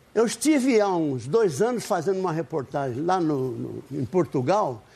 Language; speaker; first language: Portuguese; native; Portuguese